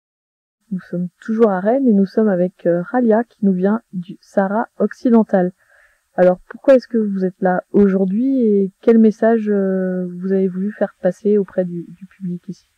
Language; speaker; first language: French; native; French